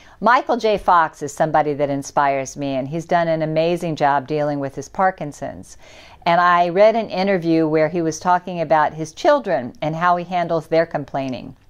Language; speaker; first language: English; native; English